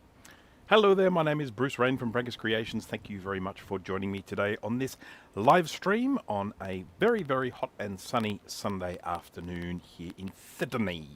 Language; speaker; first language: English; native; English